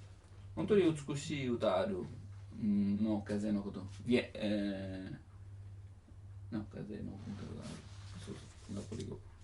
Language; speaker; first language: Japanese; non-native, learner; Italian